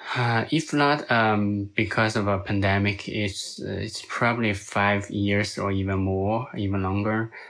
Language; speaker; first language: English; non-native, fluent; Chinese